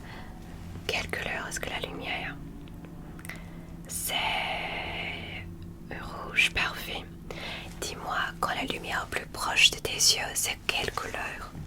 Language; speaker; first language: French; non-native, learner; English